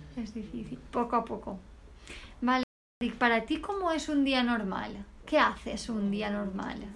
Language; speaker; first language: Spanish; native; Spanish